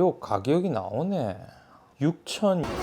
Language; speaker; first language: Korean; native; Korean